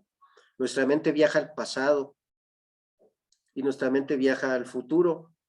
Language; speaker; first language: Spanish; native; Spanish